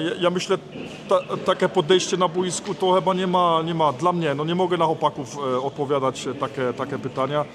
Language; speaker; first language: Polish; early bilingual, heritage; Polish